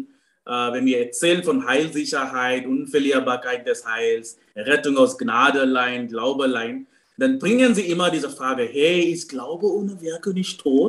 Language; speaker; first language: German; non-native, fluent; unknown